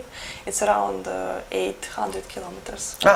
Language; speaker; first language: English; non-native, learner; Ukrainian